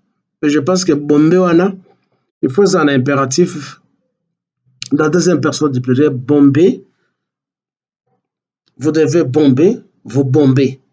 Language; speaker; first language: French; non-native, local second language; Lingala